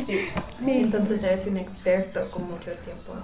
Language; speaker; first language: Spanish; non-native, learner; English